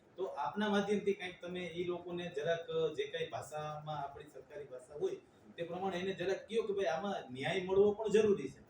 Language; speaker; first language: Gujarati; native; Gujarati